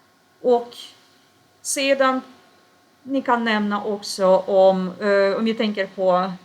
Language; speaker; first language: Swedish; non-native, fluent; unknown